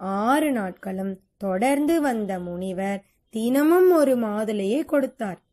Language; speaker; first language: Tamil; native; Tamil